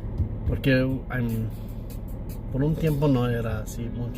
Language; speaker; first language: Spanish; early bilingual, heritage; English